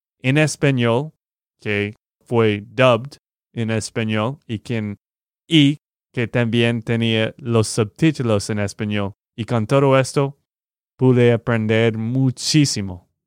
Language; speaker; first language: Spanish; non-native, learner; English